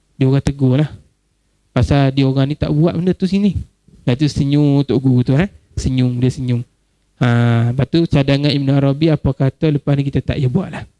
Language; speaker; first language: Malay; native; Malay